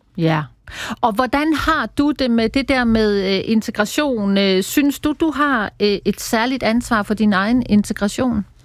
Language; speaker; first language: Danish; native; Danish